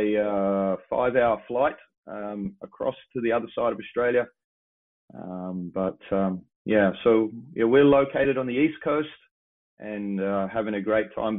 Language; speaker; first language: English; native; English